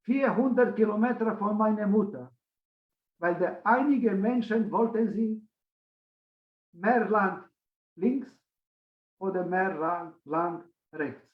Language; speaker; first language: German; non-native, fluent; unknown